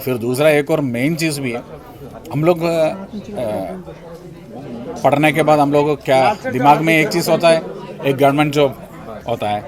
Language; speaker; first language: Hindi; non-native, local second language; Malayalam